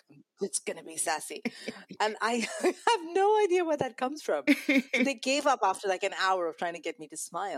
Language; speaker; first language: English; non-native, local second language; Malayalam